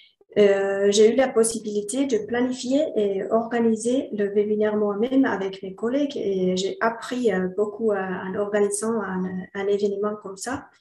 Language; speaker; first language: French; non-native, learner; Finnish